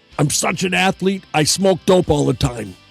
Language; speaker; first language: English; native; English